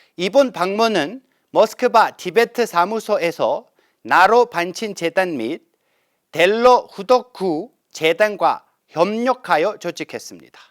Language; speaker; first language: Korean; non-native, fluent; Tibetan